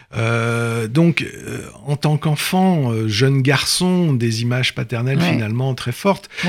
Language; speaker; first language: French; native; French